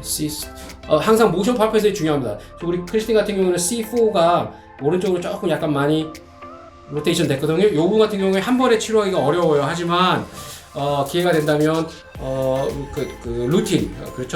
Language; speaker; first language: Korean; native; Korean